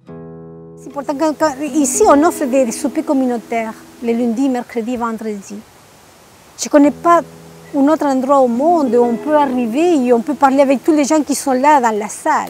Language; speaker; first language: French; native; French